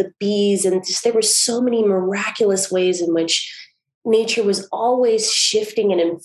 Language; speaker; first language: English; native; English